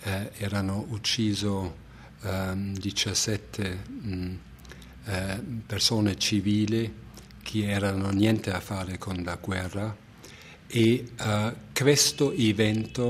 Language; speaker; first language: Italian; non-native, fluent; German